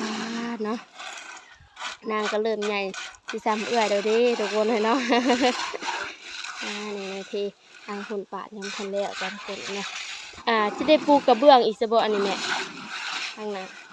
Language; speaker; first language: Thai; non-native, local second language; Northeastern Thai